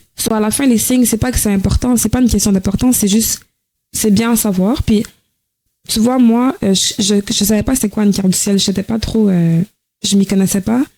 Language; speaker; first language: French; native; French